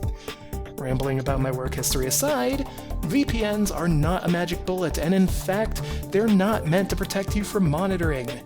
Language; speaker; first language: English; native; English